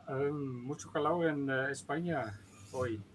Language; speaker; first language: Spanish; non-native, learner; Dutch